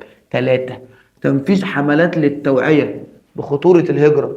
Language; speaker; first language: Arabic; native; Arabic